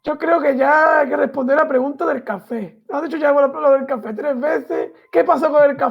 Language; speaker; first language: Spanish; native; Spanish